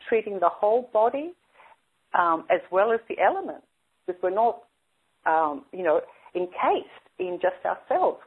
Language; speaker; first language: English; native; English